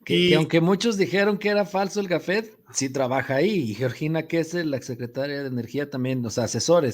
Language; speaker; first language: Spanish; native; Spanish